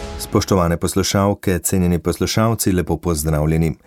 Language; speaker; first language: Slovenian; native; Slovenian